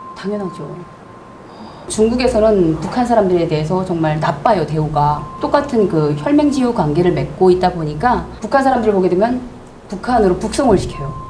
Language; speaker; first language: Korean; native; Korean